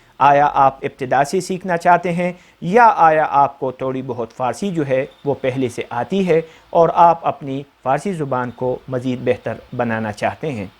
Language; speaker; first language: Urdu; non-native, local second language; Pashto